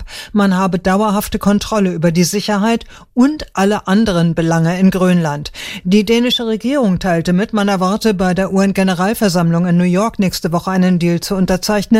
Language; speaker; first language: German; native; German